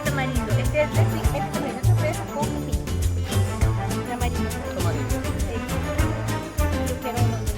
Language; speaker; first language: Spanish; native; Spanish